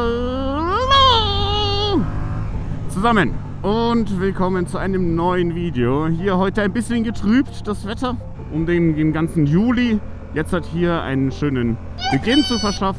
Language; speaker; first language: German; native; German